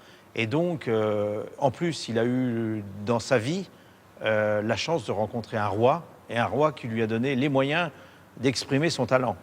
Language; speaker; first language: French; native; French